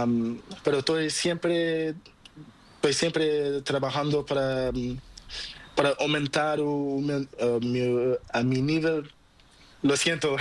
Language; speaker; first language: Spanish; non-native, learner; Portuguese